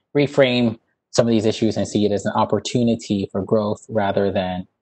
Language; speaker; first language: English; native; English